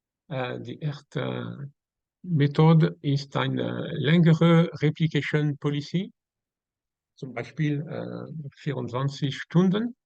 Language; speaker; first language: German; non-native, learner; French